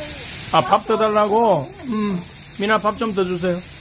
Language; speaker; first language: Korean; native; Korean